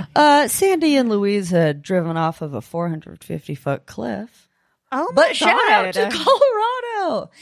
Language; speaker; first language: English; native; English